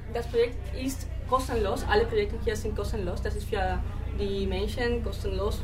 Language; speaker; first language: German; non-native, fluent; Spanish